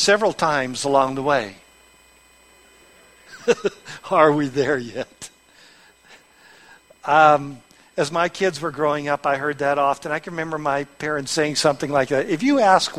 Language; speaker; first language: English; native; English